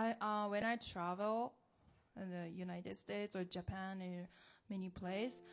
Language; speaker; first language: English; non-native, learner; Japanese